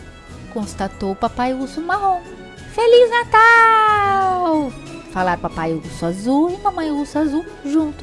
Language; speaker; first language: Portuguese; native; Portuguese